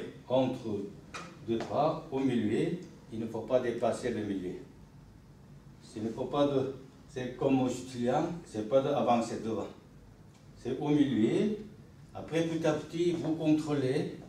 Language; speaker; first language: French; non-native, learner; Korean